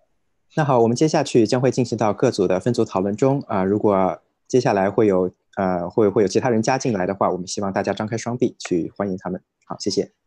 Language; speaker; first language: Chinese; native; Chinese